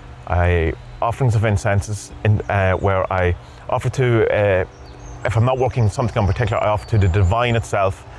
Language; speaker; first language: English; native; English